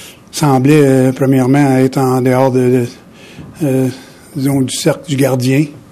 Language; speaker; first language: French; native; French